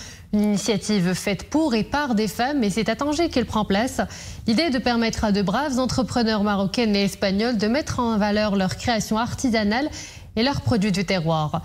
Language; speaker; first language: French; non-native, local second language; Arabic